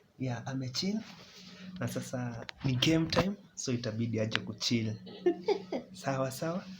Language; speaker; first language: Swahili; native; Swahili